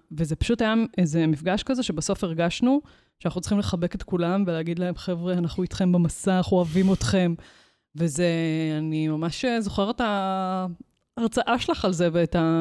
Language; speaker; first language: Hebrew; native; Hebrew